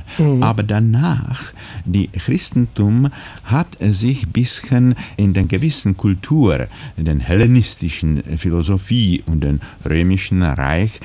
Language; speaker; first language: German; non-native, fluent; Czech